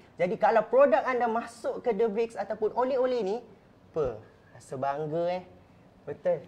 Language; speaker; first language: Malay; native; Malay